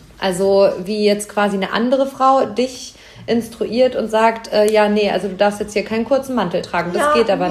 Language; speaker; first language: German; native; German